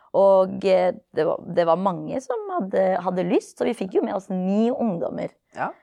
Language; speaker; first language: Norwegian; early bilingual, other home language; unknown